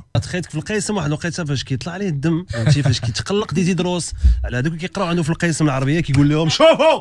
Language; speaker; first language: Arabic; native; Arabic